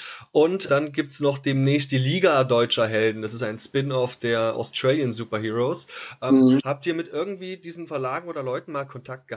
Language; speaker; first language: German; native; German